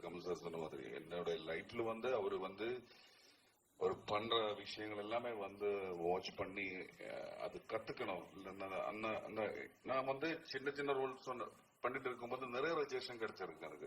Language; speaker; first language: Tamil; non-native, learner; Malayalam